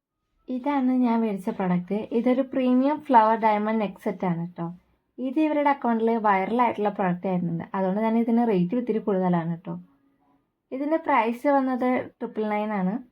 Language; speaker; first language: Malayalam; native; Malayalam